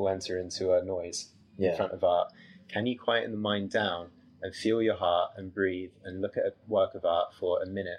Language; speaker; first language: English; native; English